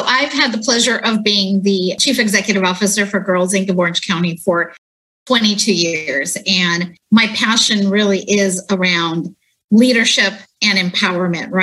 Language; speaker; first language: English; native; English